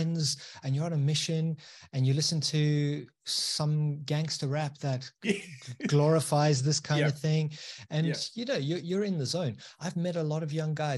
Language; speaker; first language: English; native; English